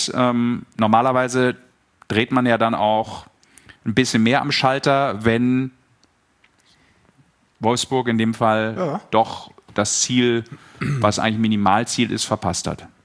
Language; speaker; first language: German; native; German